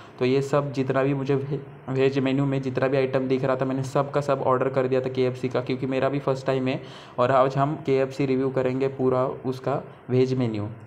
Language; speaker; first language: Hindi; non-native, local second language; Marathi